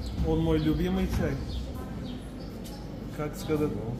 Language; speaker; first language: Russian; non-native, learner; Turkish